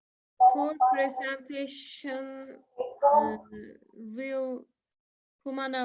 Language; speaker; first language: English; non-native, learner; Turkish